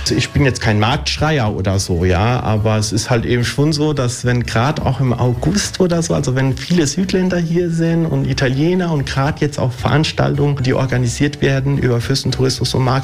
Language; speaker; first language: German; early bilingual, other home language; Italian